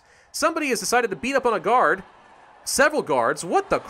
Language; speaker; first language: English; native; English